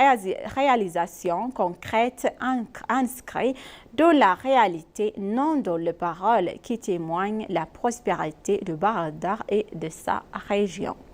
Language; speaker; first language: French; non-native, fluent; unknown